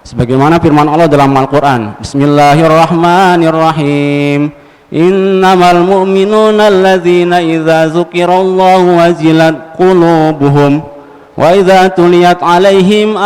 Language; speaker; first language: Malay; non-native, local second language; Sasak